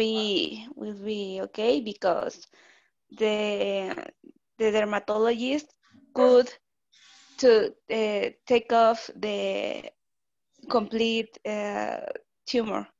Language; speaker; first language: English; non-native, learner; Spanish